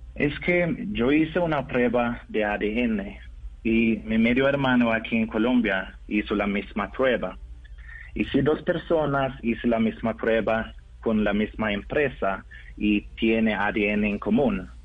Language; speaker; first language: Spanish; non-native, learner; Norwegian